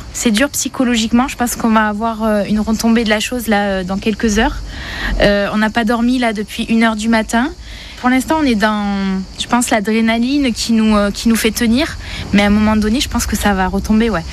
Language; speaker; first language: French; native; French